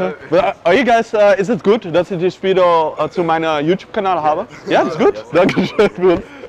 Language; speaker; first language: English; non-native, fluent; Dutch